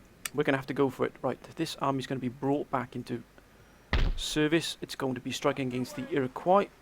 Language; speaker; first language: English; native; English